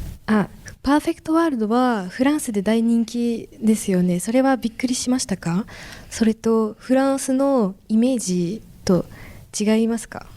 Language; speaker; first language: Japanese; non-native, fluent; French